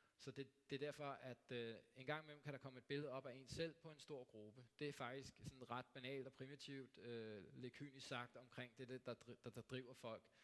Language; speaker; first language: Danish; native; Danish